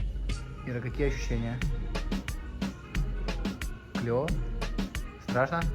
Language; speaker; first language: Russian; native; Russian